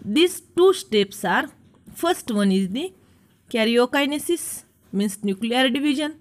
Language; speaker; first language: English; non-native, local second language; Marathi